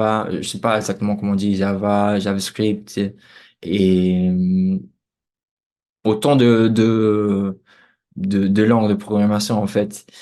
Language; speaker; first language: French; non-native, fluent; Portuguese